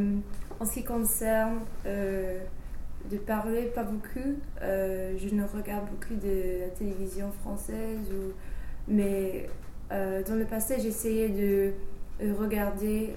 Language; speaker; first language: French; non-native, fluent; English